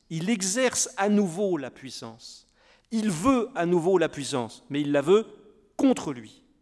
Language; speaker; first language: French; native; French